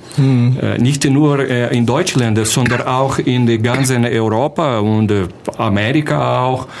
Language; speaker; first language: German; non-native, learner; Portuguese